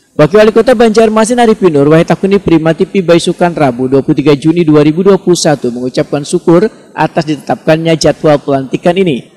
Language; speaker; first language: Indonesian; non-native, local second language; Banjar